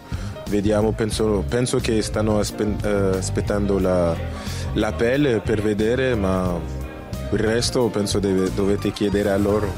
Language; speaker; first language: Italian; non-native, fluent; French